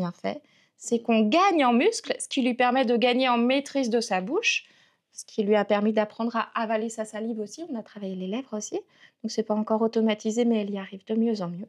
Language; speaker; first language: French; native; French